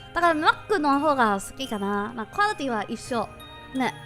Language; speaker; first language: Japanese; non-native, learner; English